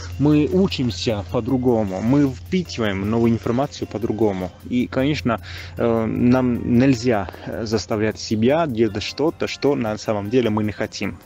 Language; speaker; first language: Russian; non-native, fluent; Italian